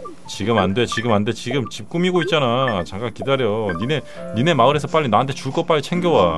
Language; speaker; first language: Korean; native; Korean